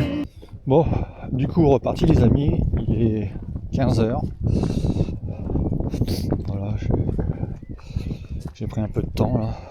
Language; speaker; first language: French; native; French